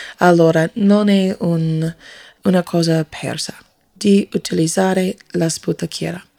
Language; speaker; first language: Italian; non-native, learner; English